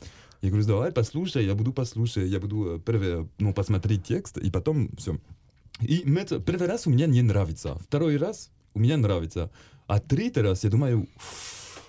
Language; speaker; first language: Russian; non-native, learner; French